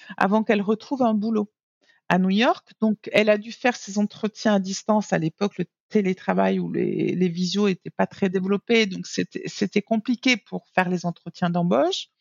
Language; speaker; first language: French; native; French